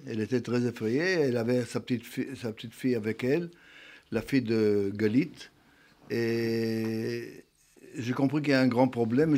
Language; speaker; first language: French; non-native, fluent; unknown